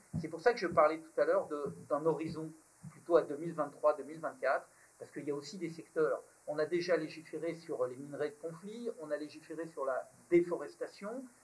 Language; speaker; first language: French; native; French